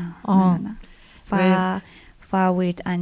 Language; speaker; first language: Catalan; non-native, fluent; Persian